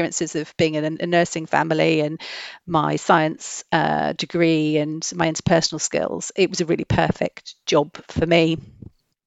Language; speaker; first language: English; native; English